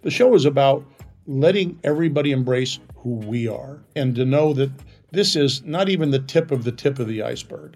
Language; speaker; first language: English; native; English